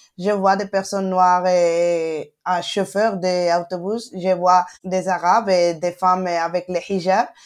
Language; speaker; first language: French; non-native, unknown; Spanish